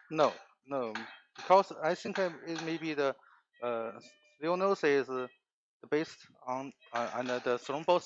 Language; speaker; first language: English; non-native, learner; Chinese